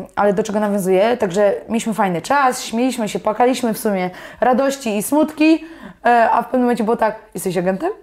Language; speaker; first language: Polish; native; Polish